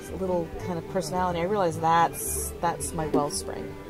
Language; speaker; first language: English; native; English